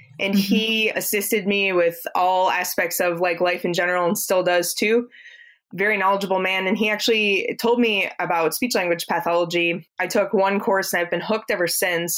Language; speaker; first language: English; native; English